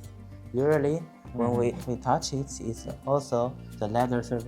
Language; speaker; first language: English; non-native, learner; Chinese